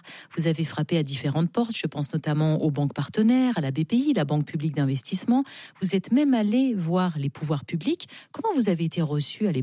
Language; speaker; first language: French; native; French